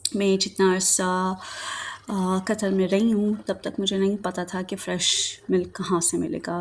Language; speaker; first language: Urdu; native; Urdu